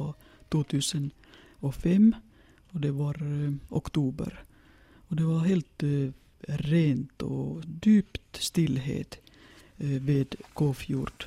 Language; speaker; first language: Norwegian; non-native, fluent; Finnish